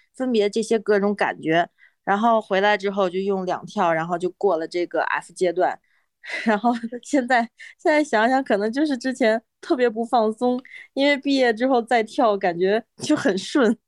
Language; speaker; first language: Chinese; native; Chinese